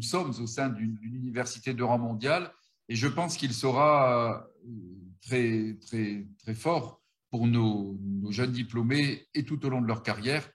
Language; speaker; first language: French; native; French